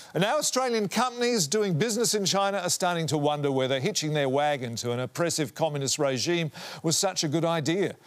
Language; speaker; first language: English; native; English